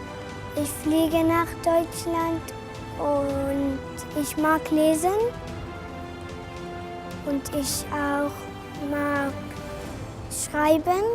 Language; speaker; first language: German; non-native, learner; Arabic